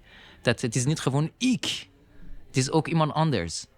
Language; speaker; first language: Dutch; non-native, learner; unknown